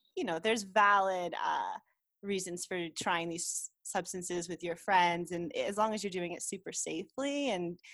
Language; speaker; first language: English; native; English